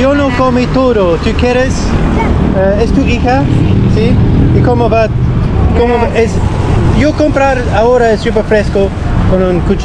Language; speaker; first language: Spanish; non-native, learner; English